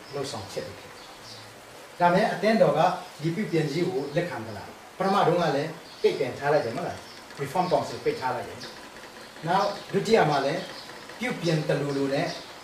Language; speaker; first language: Burmese; non-native, local second language; Tedim Chin